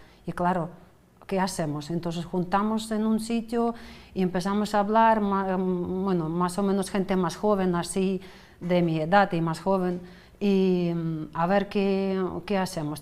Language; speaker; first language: Spanish; non-native, fluent; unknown